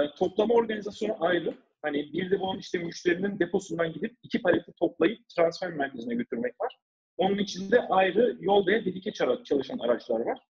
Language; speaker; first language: Turkish; early bilingual, heritage; Turkish